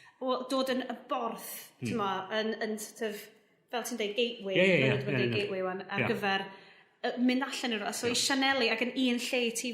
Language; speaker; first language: Welsh; native; Welsh